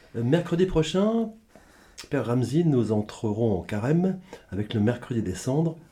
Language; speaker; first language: French; native; French